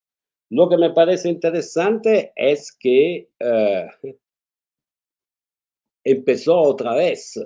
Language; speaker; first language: Spanish; non-native, fluent; Italian